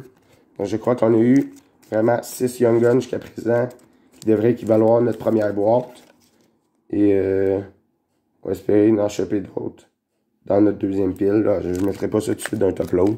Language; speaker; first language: French; native; French